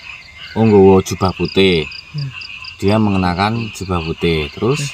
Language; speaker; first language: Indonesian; non-native, local second language; Javanese